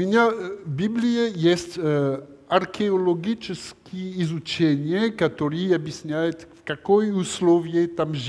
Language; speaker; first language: Russian; non-native, learner; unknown